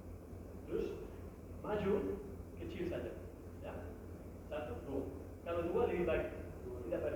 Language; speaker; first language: Indonesian; non-native, learner; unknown